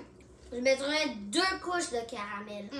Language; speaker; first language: French; non-native, local second language; English